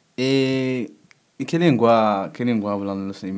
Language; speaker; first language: Spanish; non-native, learner; Berber languages